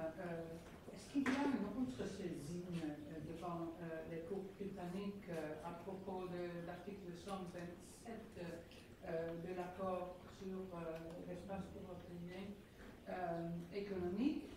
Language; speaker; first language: French; non-native, fluent; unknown